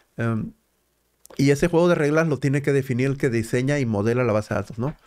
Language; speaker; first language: Spanish; native; Spanish